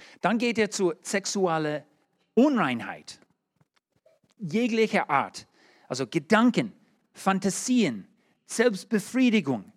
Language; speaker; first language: German; non-native, learner; English